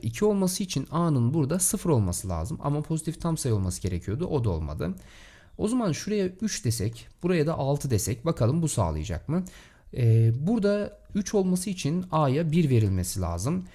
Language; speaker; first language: Turkish; native; Turkish